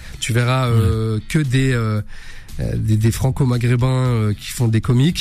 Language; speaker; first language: French; early bilingual, other home language; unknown